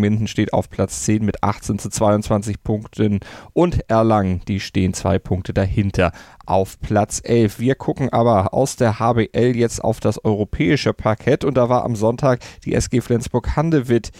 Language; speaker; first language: German; native; German